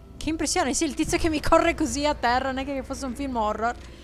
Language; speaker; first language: Italian; early bilingual, other home language; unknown